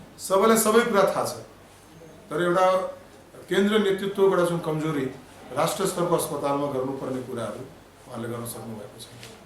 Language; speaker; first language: Nepali; non-native, local second language; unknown